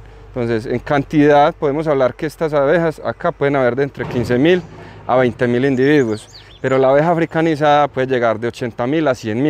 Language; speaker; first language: Spanish; native; Spanish